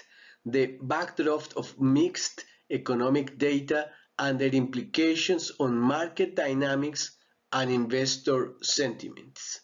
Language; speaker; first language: English; non-native, fluent; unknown